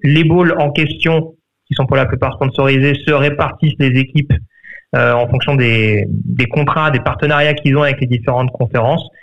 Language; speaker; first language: French; native; French